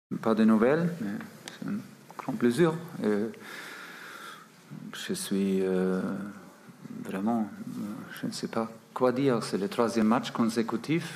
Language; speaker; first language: French; non-native, fluent; German